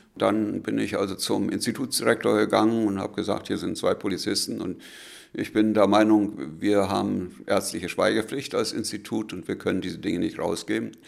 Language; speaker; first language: German; native; German